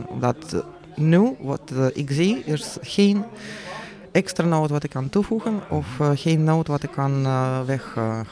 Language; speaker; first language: Dutch; non-native, fluent; Russian